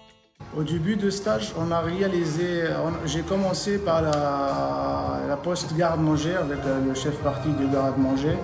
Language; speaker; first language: French; non-native, local second language; Arabic